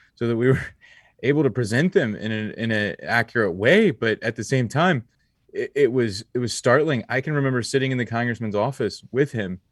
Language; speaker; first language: English; native; English